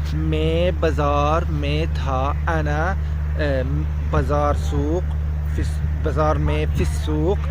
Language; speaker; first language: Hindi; non-native, fluent; Arabic